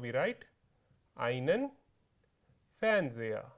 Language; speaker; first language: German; non-native, fluent; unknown